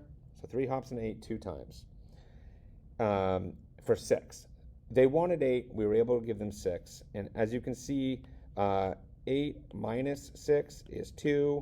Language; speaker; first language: English; native; English